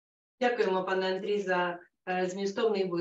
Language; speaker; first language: Polish; non-native, learner; Ukrainian